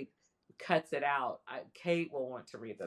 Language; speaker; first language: English; native; English